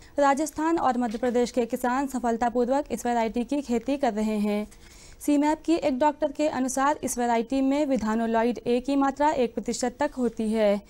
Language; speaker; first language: Hindi; native; Hindi